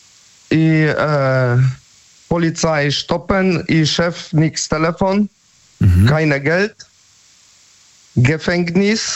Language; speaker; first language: German; non-native, learner; Polish